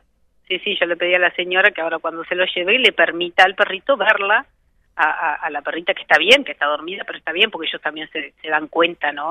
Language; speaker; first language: Spanish; native; Spanish